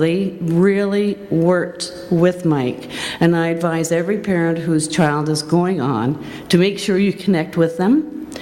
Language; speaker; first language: English; native; English